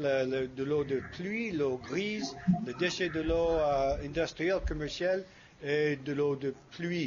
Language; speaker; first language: French; non-native, fluent; English